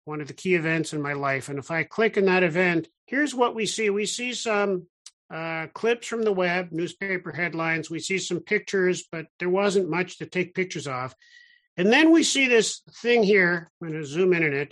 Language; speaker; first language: English; native; English